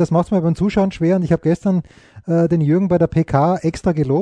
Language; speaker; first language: German; native; German